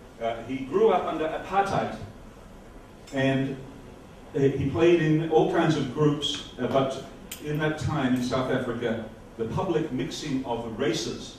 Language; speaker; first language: English; non-native, fluent; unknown